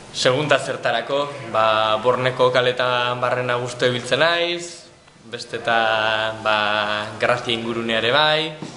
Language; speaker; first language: Basque; native; Basque